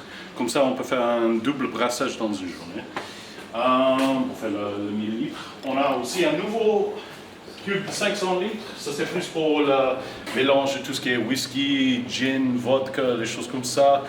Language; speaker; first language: French; non-native, fluent; English